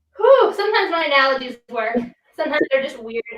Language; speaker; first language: English; native; English